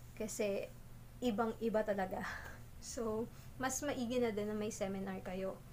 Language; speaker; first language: Filipino; native; Filipino